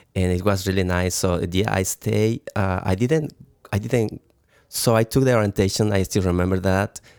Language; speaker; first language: English; non-native, learner; Spanish